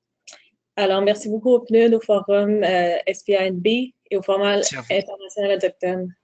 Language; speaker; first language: French; native; French